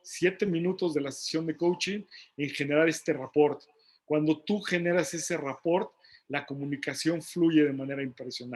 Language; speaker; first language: Spanish; native; Spanish